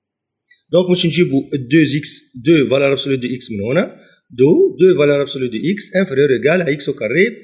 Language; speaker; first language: French; non-native, local second language; Arabic